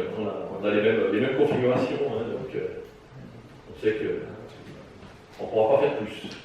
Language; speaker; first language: French; native; French